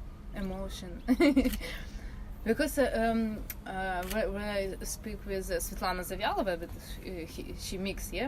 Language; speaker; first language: English; non-native, learner; Russian